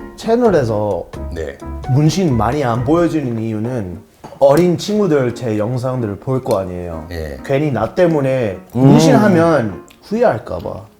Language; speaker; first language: Korean; non-native, fluent; English